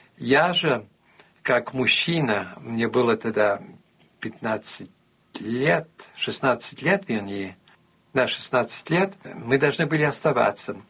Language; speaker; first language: Russian; early bilingual, heritage; Russian